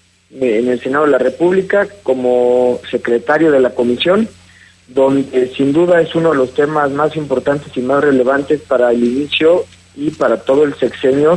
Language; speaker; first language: Spanish; native; Spanish